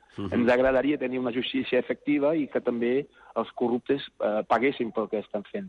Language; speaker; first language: Catalan; non-native, fluent; Portuguese